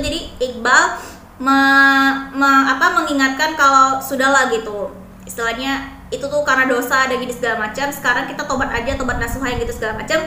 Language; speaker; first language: Indonesian; native; Indonesian